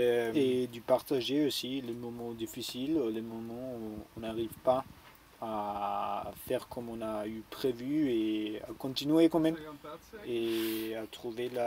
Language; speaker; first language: French; non-native, learner; German